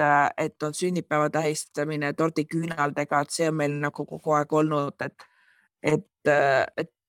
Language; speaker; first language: Estonian; native; Estonian